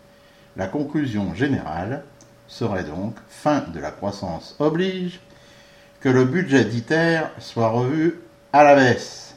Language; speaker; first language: French; native; French